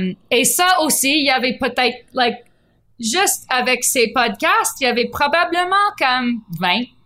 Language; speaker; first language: French; non-native, fluent; English